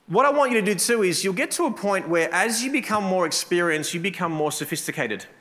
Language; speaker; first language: English; native; English